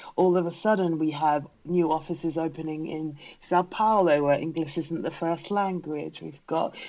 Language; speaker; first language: English; native; English